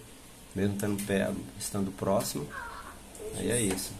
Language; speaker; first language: Portuguese; native; Portuguese